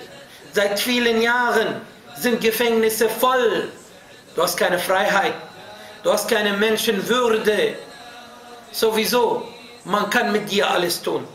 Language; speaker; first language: German; non-native, fluent; Arabic